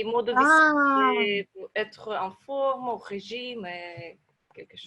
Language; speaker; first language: French; non-native, learner; Russian